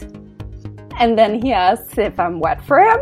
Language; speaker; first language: English; non-native, fluent; Danish